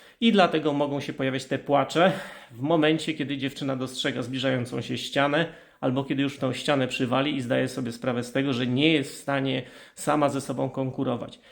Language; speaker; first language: Polish; native; Polish